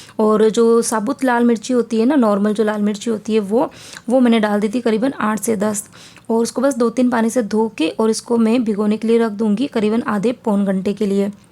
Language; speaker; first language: Hindi; native; Hindi